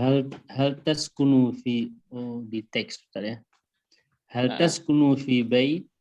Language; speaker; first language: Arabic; non-native, learner; Indonesian